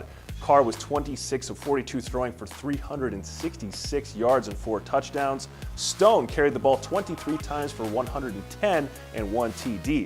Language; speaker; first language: English; native; English